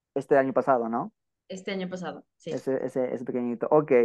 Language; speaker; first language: Spanish; early bilingual, heritage; Spanish